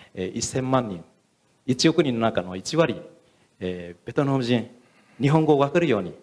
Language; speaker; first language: Japanese; non-native, fluent; Vietnamese